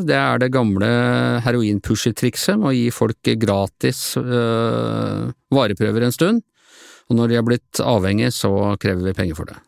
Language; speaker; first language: Norwegian; native; Norwegian